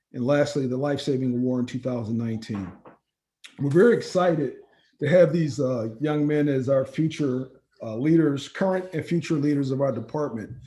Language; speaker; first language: English; native; English